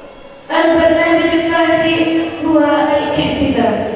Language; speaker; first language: Arabic; non-native, learner; Indonesian